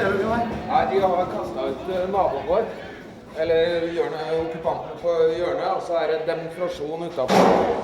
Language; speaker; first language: Norwegian; native; Norwegian